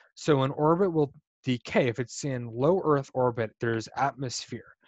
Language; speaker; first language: English; native; English